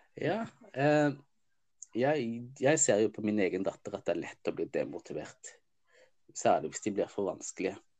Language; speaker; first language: Norwegian; early bilingual, other home language; Somali